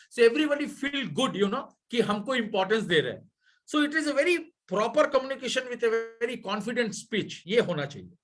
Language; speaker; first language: Hindi; non-native, local second language; Bangla